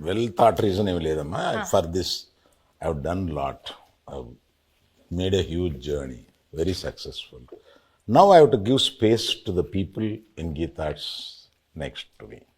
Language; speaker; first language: Telugu; native; Telugu